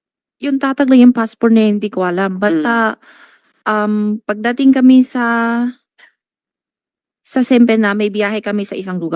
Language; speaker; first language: Filipino; non-native, learner; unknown